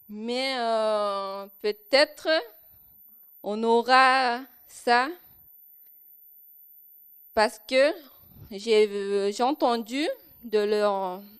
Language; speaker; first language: French; non-native, local second language; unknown